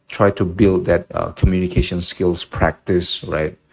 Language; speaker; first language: English; non-native, fluent; Indonesian